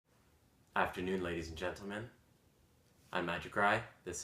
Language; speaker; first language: English; native; English